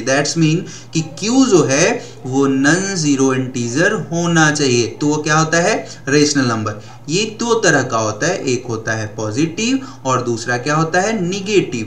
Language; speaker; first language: Hindi; native; Hindi